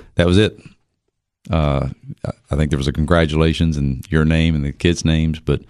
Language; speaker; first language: English; native; English